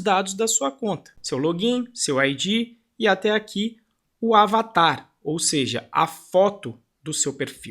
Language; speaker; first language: Portuguese; native; Portuguese